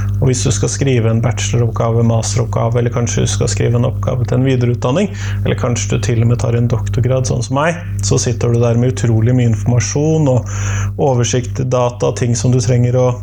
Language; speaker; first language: Norwegian; native; Norwegian